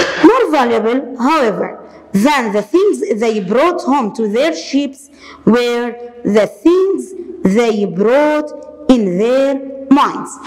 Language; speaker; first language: English; non-native, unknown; Arabic